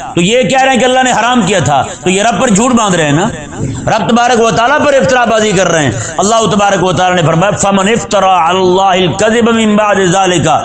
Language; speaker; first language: Urdu; non-native, local second language; Punjabi